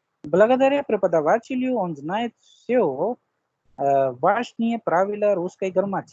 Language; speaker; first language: Russian; non-native, fluent; Hindi